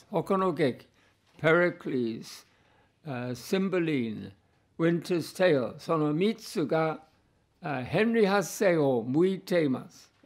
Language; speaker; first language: Japanese; non-native, fluent; English